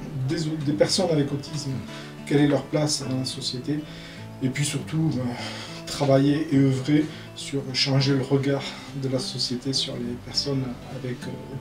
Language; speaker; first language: French; native; French